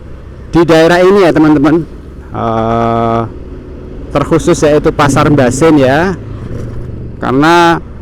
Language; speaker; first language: Indonesian; non-native, local second language; Javanese